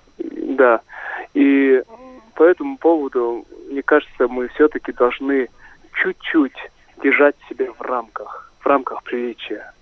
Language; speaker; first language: Russian; non-native, local second language; Kazakh